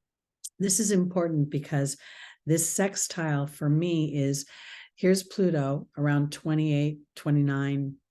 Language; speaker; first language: English; native; English